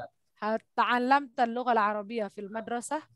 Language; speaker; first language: Arabic; non-native, fluent; Indonesian